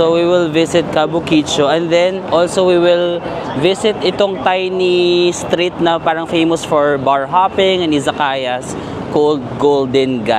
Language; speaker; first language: English; non-native, local second language; Filipino